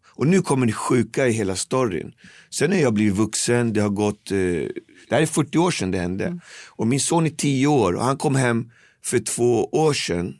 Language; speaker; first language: Swedish; native; Swedish